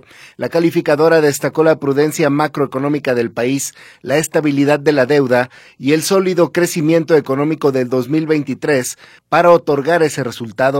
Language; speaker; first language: Spanish; native; Spanish